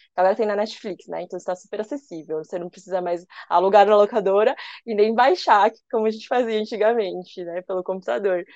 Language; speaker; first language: Portuguese; early bilingual, other home language; Korean